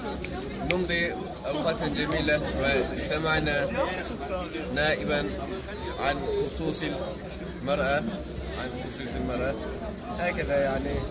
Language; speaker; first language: Arabic; non-native, learner; Turkish